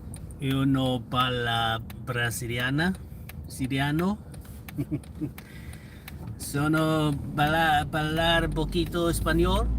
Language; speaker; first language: Spanish; non-native, learner; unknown